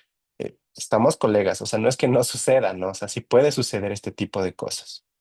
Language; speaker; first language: Spanish; native; Spanish